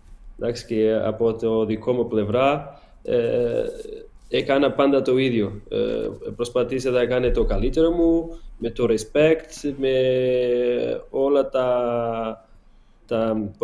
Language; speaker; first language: Greek; non-native, learner; Portuguese